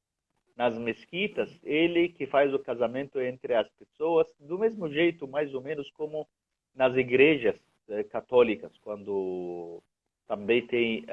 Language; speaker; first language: Portuguese; non-native, fluent; Arabic